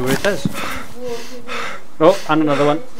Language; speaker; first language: English; native; English